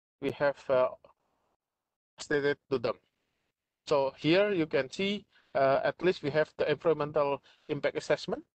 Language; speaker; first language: English; non-native, fluent; Indonesian